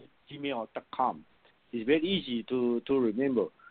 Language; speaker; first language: English; non-native, learner; Chinese